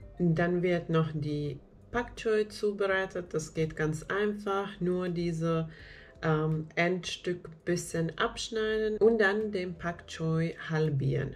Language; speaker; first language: German; non-native, fluent; Finnish